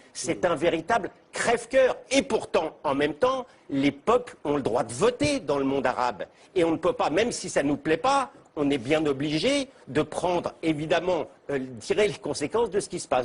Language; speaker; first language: French; native; French